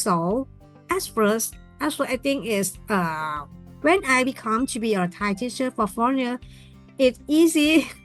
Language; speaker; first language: English; non-native, learner; Thai